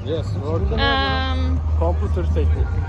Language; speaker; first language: English; non-native, learner; Turkish